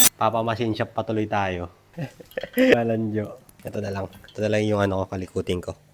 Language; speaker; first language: Filipino; non-native, local second language; Iloko